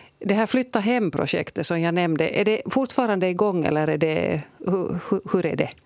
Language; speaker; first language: Swedish; native; Swedish